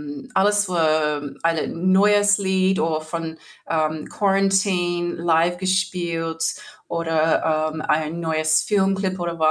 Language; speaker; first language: German; non-native, learner; English